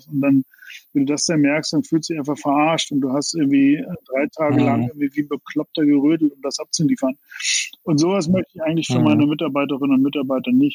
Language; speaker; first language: German; native; German